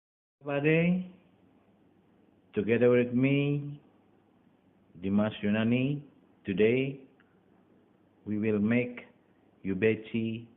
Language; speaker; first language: English; non-native, learner; Indonesian